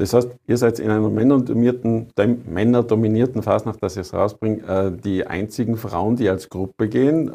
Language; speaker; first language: German; native; German